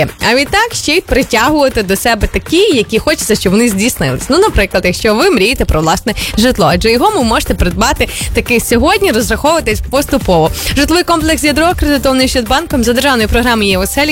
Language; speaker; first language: Ukrainian; native; Ukrainian